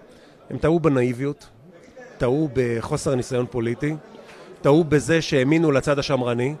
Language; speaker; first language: Hebrew; native; Hebrew